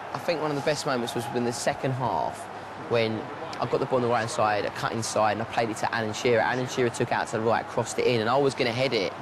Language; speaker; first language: English; native; English